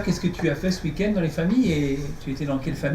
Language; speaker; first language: French; native; French